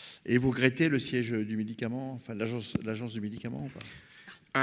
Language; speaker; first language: French; native; French